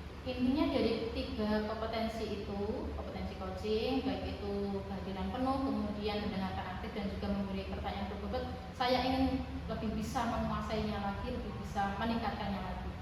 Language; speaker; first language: Indonesian; non-native, local second language; Javanese